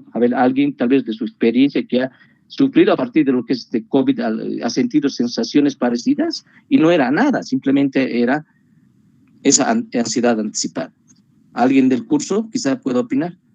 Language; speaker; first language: Spanish; native; Spanish